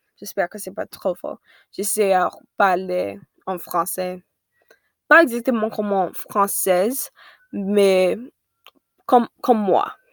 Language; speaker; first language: French; non-native, learner; English